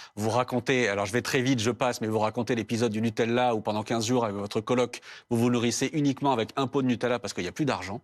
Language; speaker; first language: French; native; French